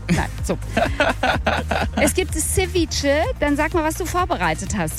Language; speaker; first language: German; native; German